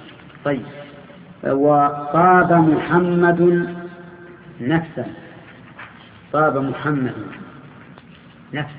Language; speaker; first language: Arabic; native; Arabic